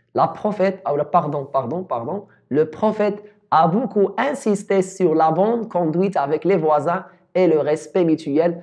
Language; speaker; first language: French; non-native, local second language; Arabic